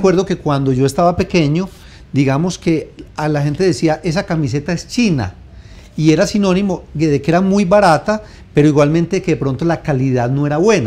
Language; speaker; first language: Spanish; native; Spanish